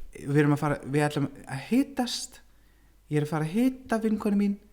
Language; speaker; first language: Icelandic; non-native, learner; English